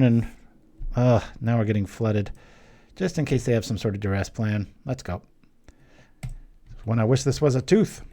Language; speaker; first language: English; native; English